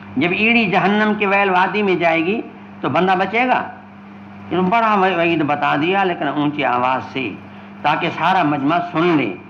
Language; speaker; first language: Urdu; non-native, local second language; Sindhi